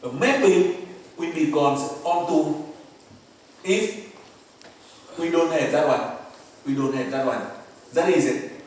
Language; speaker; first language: English; non-native, fluent; Vietnamese